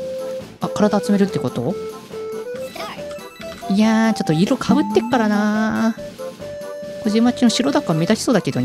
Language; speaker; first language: Japanese; native; Japanese